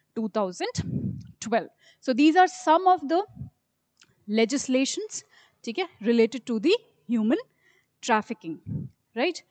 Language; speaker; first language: English; non-native, local second language; Hindi